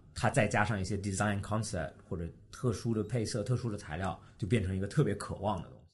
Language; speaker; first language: Chinese; early bilingual, heritage; Chinese